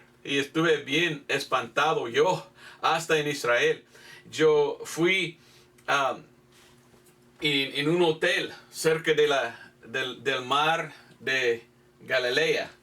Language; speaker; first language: Spanish; non-native, fluent; English